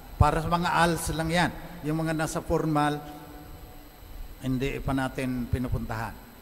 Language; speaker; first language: Filipino; non-native, local second language; Iloko